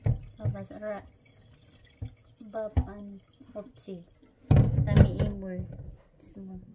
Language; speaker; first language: Korean; non-native, learner; Filipino